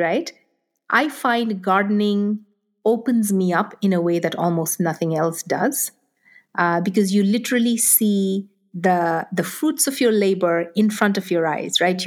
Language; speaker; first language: English; non-native, local second language; Bangla